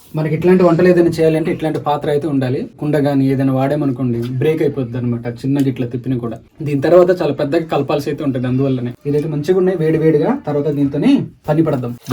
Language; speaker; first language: Telugu; non-native, local second language; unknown